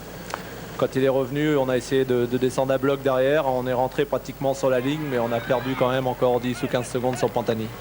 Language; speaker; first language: French; native; French